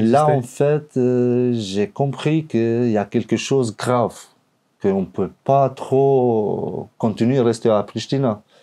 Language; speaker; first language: French; non-native, learner; Albanian